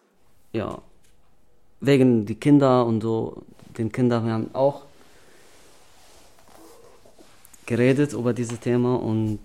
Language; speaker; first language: German; non-native, learner; Arabic